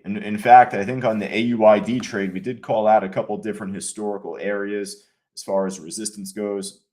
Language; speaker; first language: English; native; English